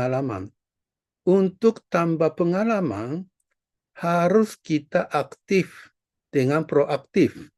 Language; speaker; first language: Indonesian; non-native, fluent; Japanese